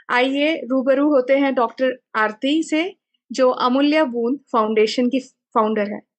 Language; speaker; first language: Hindi; non-native, local second language; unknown